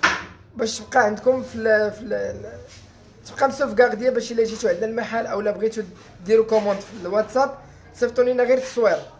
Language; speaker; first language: Arabic; native; Arabic